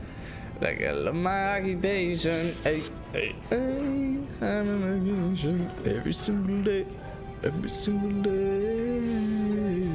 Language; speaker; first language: English; native; English